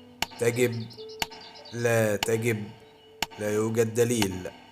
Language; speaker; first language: Arabic; native; Arabic